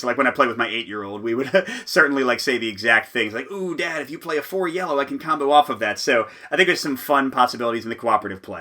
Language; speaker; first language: English; native; English